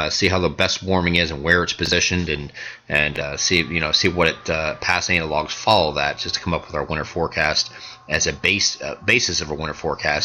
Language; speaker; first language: English; native; English